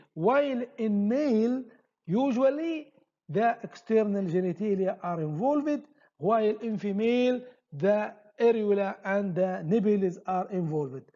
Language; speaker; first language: English; non-native, fluent; Arabic